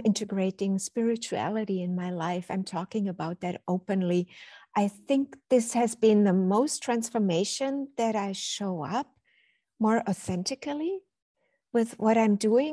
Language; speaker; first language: English; non-native, fluent; German